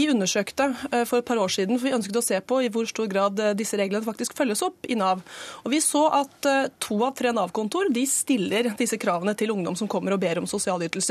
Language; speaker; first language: Norwegian; native; Norwegian